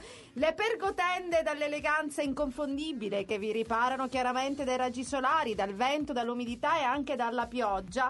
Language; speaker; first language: Italian; native; Italian